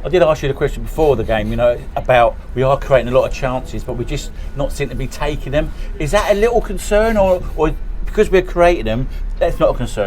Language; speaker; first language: English; native; English